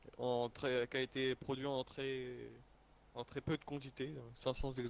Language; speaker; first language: French; native; French